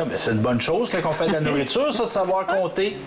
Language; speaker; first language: French; native; French